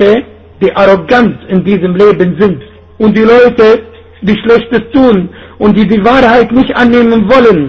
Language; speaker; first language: German; non-native, fluent; Arabic